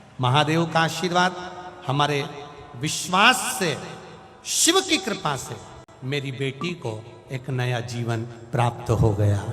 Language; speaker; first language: Hindi; native; Hindi